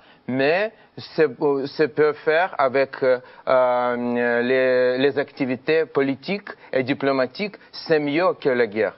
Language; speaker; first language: French; non-native, fluent; Ukrainian